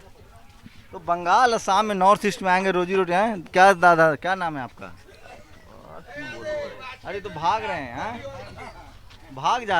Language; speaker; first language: Hindi; native; Hindi